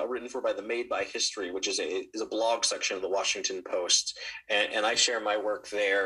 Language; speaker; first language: English; native; English